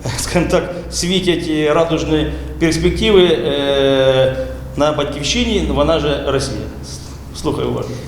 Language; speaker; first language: Ukrainian; native; Ukrainian